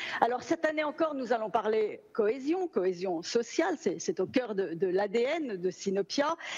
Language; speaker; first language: French; native; French